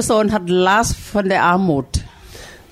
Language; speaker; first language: German; non-native, learner; Thai